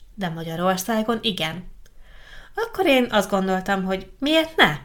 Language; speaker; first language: Hungarian; non-native, fluent; Italian